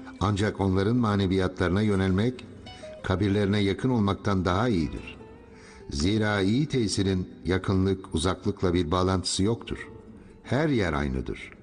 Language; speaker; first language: Turkish; native; Turkish